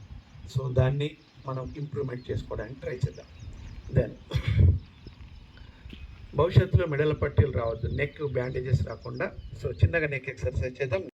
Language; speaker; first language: Telugu; native; Telugu